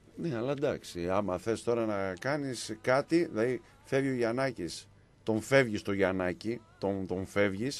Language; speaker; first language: Greek; early bilingual, heritage; Greek